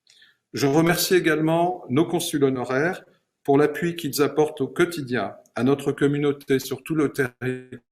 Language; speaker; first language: French; native; French